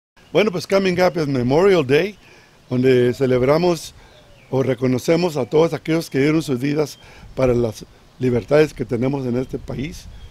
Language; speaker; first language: Spanish; early bilingual, heritage; Spanish